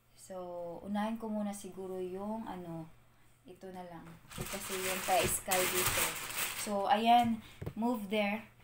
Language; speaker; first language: Filipino; native; Filipino